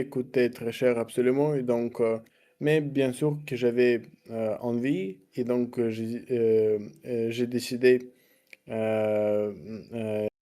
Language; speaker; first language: French; non-native, learner; Russian